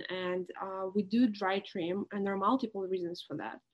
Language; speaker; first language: English; non-native, fluent; Russian